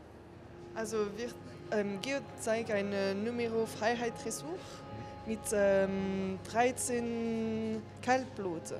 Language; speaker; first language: German; non-native, local second language; French